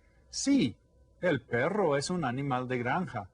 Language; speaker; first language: Spanish; non-native, fluent; English